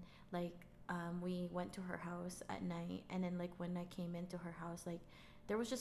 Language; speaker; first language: English; non-native, local second language; Filipino